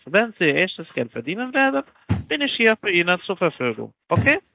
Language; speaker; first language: German; non-native, learner; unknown